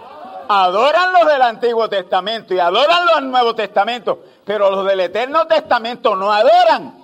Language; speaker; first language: Spanish; native; Spanish